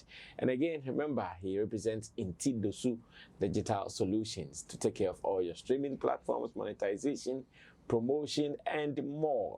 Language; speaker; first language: English; non-native, local second language; Akan